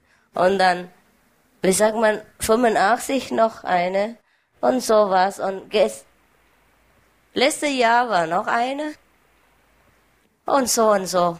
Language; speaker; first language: German; non-native, learner; Vietnamese